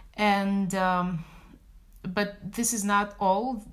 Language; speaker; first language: English; non-native, fluent; Russian